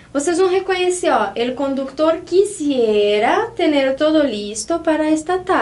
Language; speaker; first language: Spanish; non-native, fluent; Portuguese